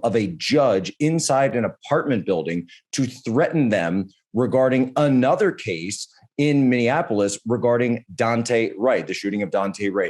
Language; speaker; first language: English; native; English